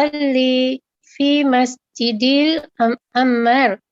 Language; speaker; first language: Arabic; non-native, learner; Malay